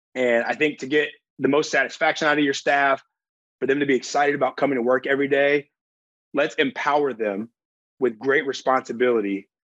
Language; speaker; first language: English; native; English